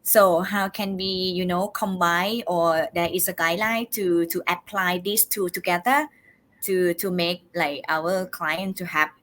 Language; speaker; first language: English; non-native, fluent; Thai